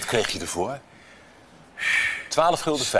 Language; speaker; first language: Dutch; native; Dutch